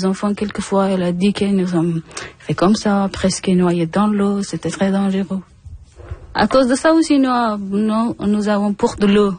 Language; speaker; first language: French; non-native, learner; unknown